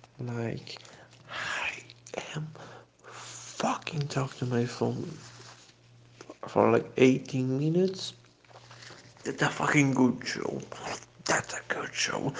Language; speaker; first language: English; non-native, fluent; Portuguese